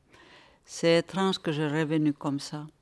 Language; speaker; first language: French; non-native, fluent; Finnish